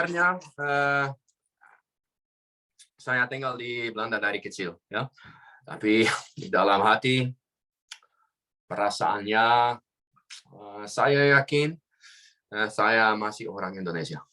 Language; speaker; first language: Indonesian; non-native, fluent; Dutch